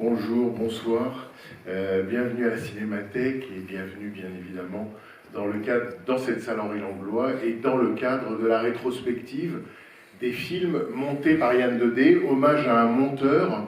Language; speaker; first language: French; native; French